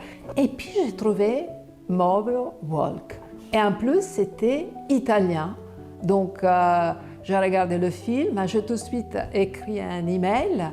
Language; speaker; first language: French; non-native, fluent; Italian